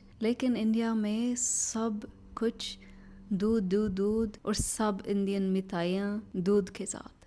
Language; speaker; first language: Hindi; non-native, learner; English